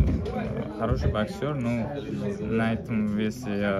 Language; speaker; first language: Russian; non-native, local second language; Uzbek